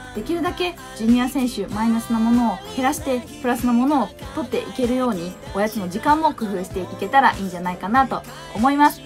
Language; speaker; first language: Japanese; native; Japanese